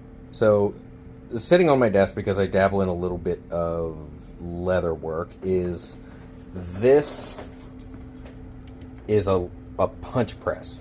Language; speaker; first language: English; native; English